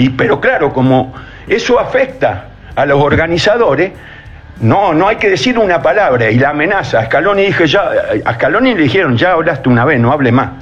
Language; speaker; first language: Spanish; native; Spanish